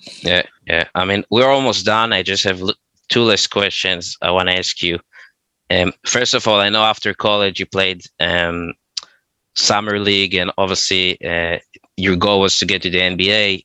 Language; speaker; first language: English; non-native, fluent; Hebrew